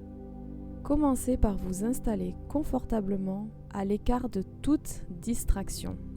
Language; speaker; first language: French; native; French